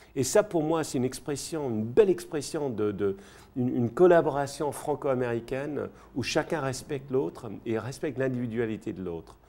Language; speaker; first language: French; early bilingual, other home language; English